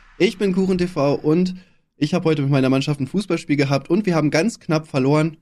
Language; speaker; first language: German; native; German